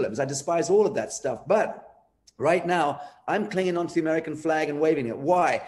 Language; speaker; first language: English; native; English